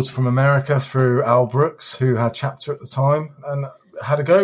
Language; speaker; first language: English; native; English